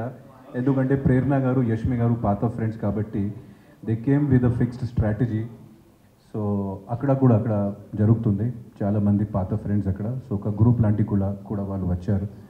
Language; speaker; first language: Telugu; non-native, fluent; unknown